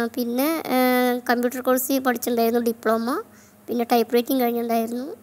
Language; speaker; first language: Malayalam; native; Malayalam